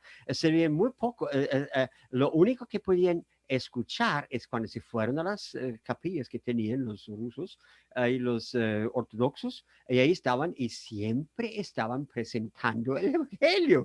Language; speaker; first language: Spanish; non-native, fluent; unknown